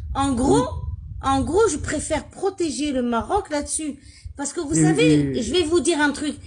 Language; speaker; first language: French; non-native, local second language; Kabyle